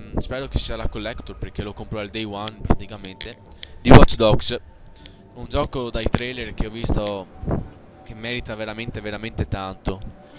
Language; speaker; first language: Italian; native; Italian